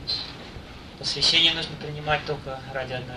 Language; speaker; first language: Russian; native; Russian